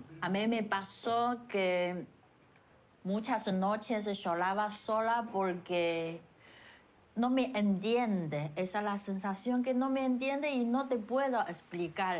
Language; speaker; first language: Spanish; non-native, fluent; Chinese